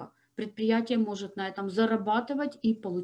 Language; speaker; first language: Russian; native; Russian